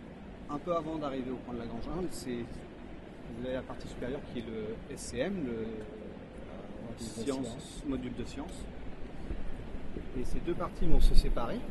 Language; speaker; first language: French; native; French